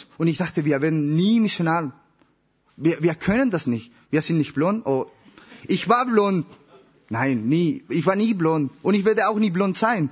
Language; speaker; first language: German; non-native, learner; Spanish